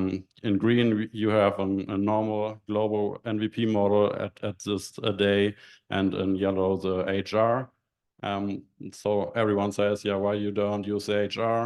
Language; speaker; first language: English; non-native, fluent; German